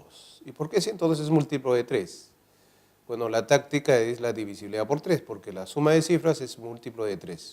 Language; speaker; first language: Spanish; native; Spanish